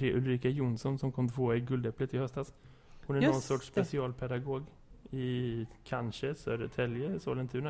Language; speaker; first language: Swedish; native; Swedish